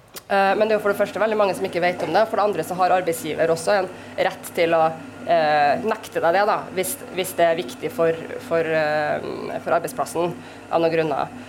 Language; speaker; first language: Norwegian; native; Norwegian